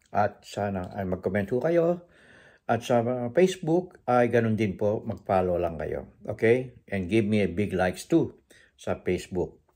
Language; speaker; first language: Filipino; native; Filipino